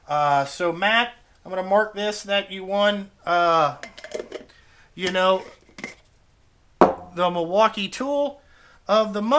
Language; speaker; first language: English; native; English